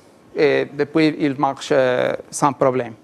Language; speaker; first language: French; non-native, learner; Spanish